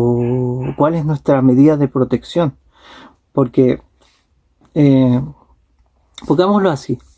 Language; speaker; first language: Spanish; native; Spanish